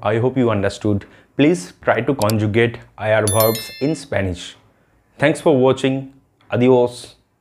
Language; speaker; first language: English; non-native, local second language; Bangla